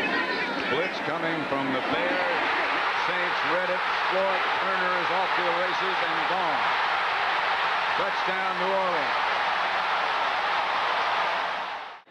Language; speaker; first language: English; native; English